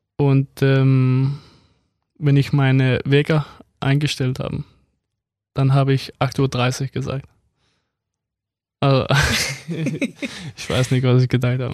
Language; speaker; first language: German; non-native, fluent; Danish